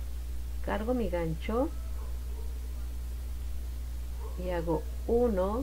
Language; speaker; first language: Spanish; native; Spanish